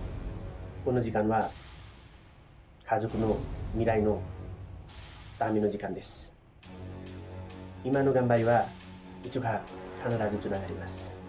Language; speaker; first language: Japanese; non-native, learner; Nepali